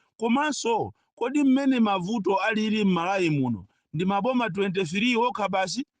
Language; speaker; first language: Nyanja; non-native, local second language; Yao